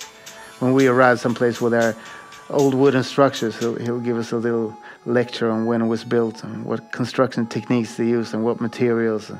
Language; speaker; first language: English; non-native, fluent; Swedish